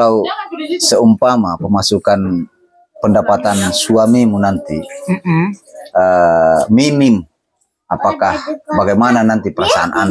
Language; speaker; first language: Indonesian; native; Indonesian